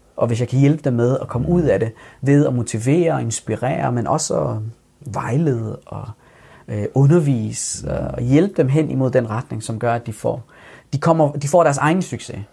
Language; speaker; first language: Danish; early bilingual, other home language; Persian